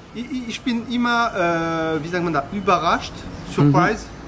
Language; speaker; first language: German; non-native, learner; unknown